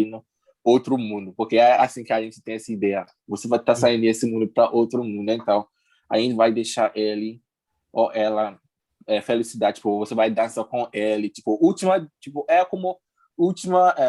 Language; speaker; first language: Portuguese; non-native, learner; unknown